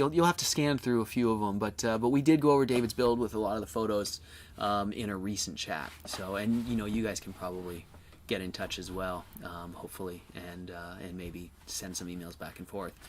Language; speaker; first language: English; native; English